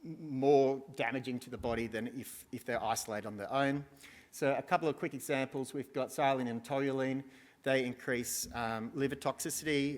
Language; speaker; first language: English; native; English